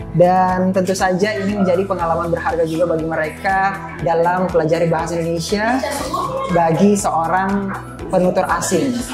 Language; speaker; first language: Indonesian; native; Indonesian